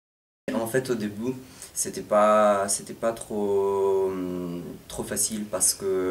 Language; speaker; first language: French; non-native, fluent; Italian